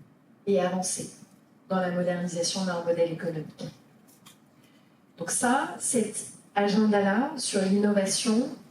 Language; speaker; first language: French; native; French